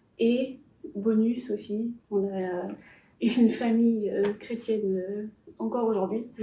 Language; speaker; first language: French; early bilingual, other home language; English